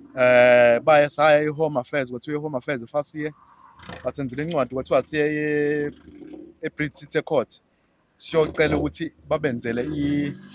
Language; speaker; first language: Zulu; native; Zulu